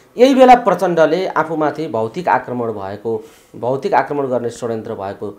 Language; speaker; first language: Nepali; native; Nepali